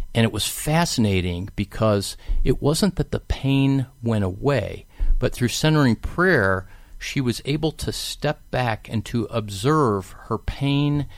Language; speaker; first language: English; native; English